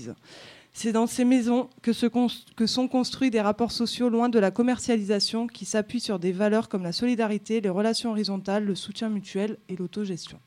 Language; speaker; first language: French; native; French